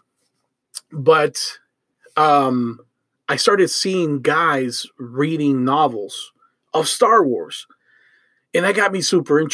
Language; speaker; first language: English; early bilingual, other home language; Spanish